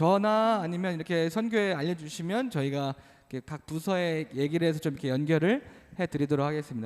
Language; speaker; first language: Korean; native; Korean